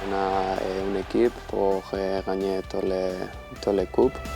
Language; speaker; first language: French; non-native, learner; Spanish